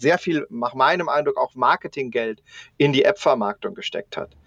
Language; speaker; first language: German; native; German